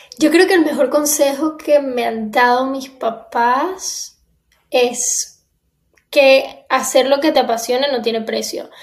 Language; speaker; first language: Spanish; native; Spanish